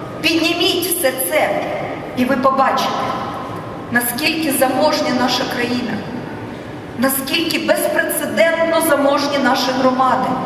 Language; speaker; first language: Ukrainian; non-native, local second language; Russian